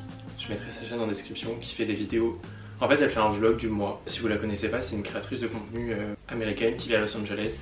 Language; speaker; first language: French; native; French